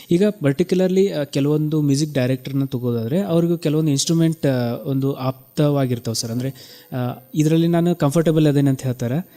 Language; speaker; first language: Kannada; native; Kannada